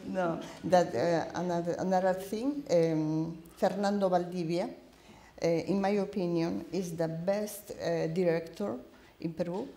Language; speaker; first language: English; non-native, learner; Spanish